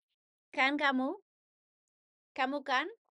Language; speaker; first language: Indonesian; non-native, learner; English